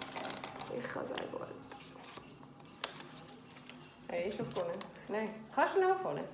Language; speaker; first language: German; native; German